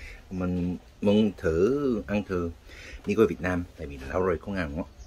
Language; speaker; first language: Vietnamese; native; Vietnamese